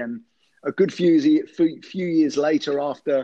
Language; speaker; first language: English; native; English